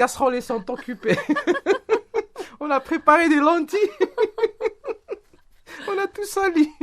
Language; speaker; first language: French; non-native, local second language; Kabyle